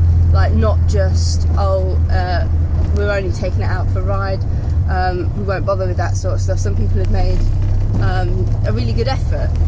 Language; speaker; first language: English; native; English